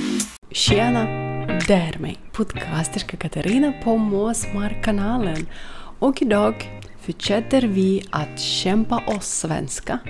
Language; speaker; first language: Swedish; non-native, learner; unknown